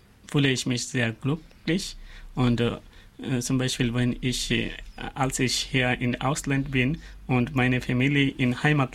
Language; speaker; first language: German; non-native, learner; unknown